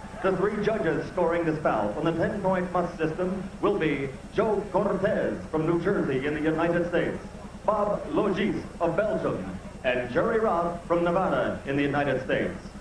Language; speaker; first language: English; native; English